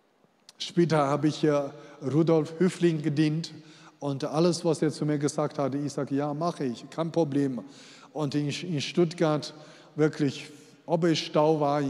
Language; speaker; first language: German; non-native, fluent; Chinese